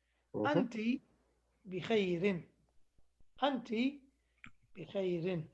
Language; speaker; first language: Arabic; non-native, fluent; English